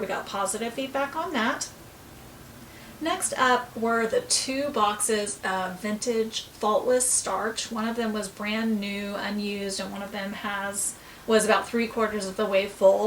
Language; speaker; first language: English; native; English